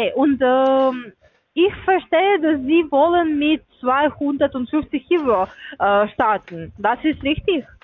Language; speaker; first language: German; non-native, learner; Russian